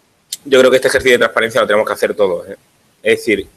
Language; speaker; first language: Spanish; native; Spanish